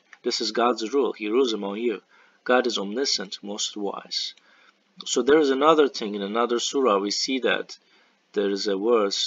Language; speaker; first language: English; non-native, fluent; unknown